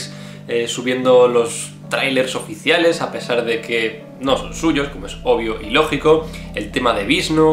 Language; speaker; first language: Spanish; native; Spanish